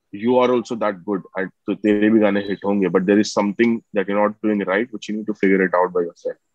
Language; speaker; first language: Hindi; non-native, local second language; Marathi